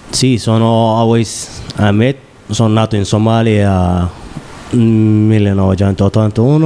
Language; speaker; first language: Italian; non-native, learner; Somali